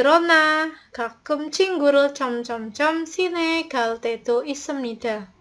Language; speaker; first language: Korean; non-native, learner; Indonesian